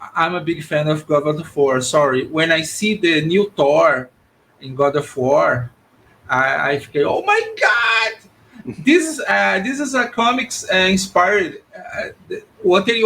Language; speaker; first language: English; non-native, learner; Portuguese